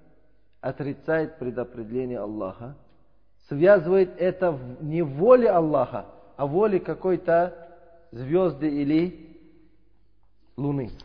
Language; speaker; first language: Russian; non-native, learner; Uzbek